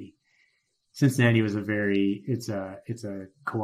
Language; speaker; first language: English; native; English